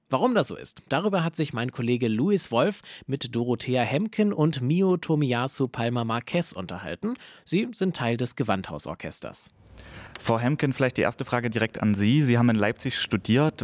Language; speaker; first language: German; native; German